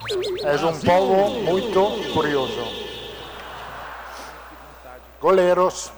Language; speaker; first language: Portuguese; non-native, learner; Italian